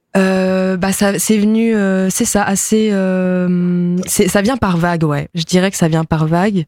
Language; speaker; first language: French; early bilingual, other home language; Japanese